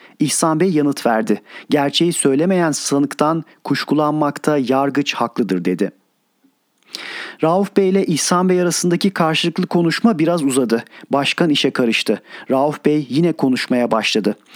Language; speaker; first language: Turkish; native; Turkish